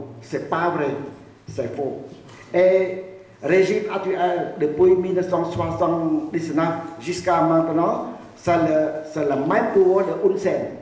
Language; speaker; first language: French; non-native, learner; Khmer